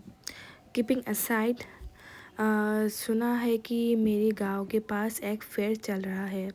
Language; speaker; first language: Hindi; non-native, local second language; Kok Borok